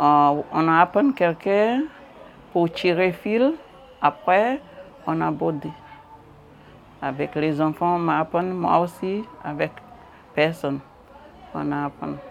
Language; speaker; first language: French; non-native, learner; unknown